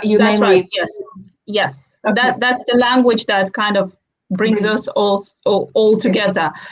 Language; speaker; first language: English; non-native, fluent; Russian